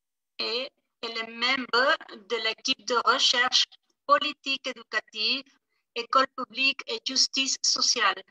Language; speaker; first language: French; non-native, fluent; Spanish